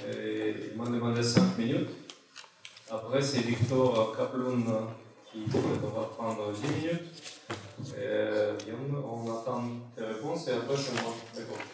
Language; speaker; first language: French; non-native, fluent; Russian